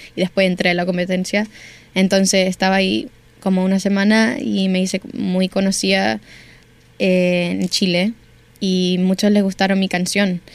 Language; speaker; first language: Spanish; early bilingual, heritage; Spanish